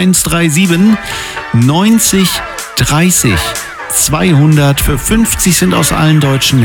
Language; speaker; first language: German; native; German